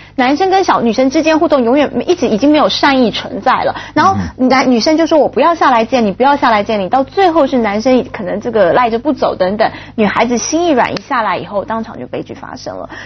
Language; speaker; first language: Chinese; native; Chinese